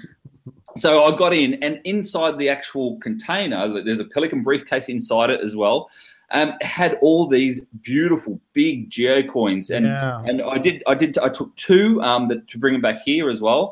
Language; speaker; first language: English; native; English